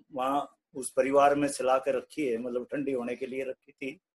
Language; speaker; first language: Hindi; native; Hindi